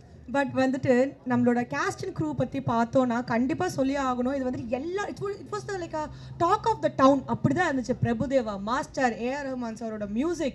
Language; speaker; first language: Tamil; native; Tamil